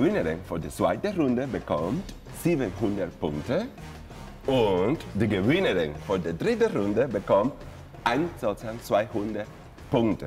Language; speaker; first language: German; non-native, fluent; Spanish